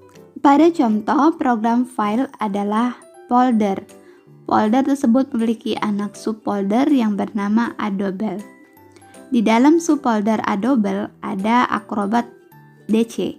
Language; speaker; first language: Indonesian; native; Indonesian